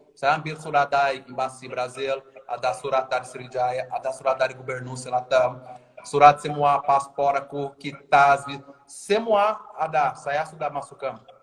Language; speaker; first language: Indonesian; non-native, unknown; Portuguese